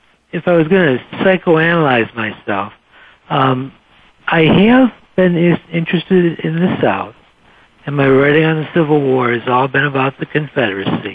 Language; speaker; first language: English; native; English